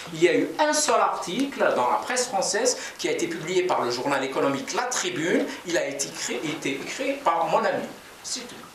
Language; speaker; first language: French; non-native, local second language; Kabyle